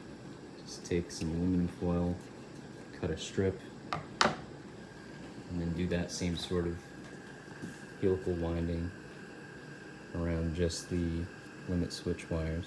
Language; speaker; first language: English; native; English